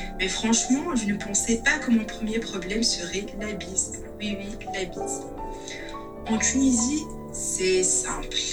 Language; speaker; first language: French; non-native, local second language; Arabic